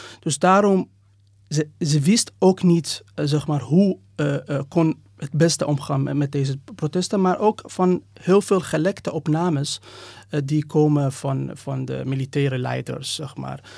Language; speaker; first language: Dutch; non-native, fluent; Persian